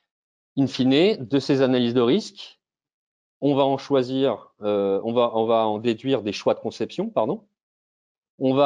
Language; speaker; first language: French; native; French